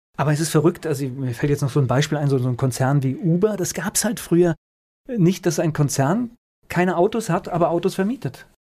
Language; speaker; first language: German; native; German